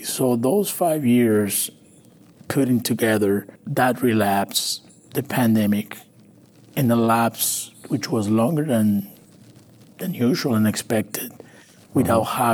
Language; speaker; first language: English; non-native, fluent; Spanish